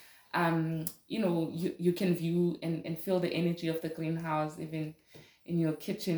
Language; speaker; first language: English; non-native, local second language; Zulu